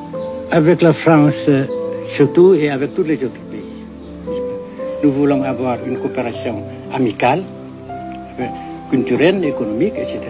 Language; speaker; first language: French; non-native, fluent; Vietnamese